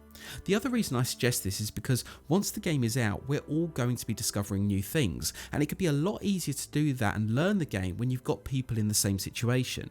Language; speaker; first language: English; native; English